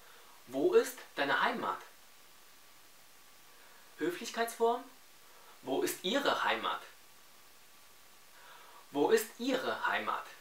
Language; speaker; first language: German; non-native, fluent; Chinese